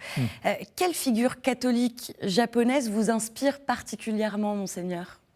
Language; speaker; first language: French; native; French